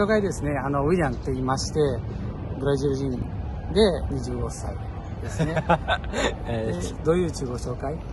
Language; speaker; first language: Japanese; non-native, fluent; Portuguese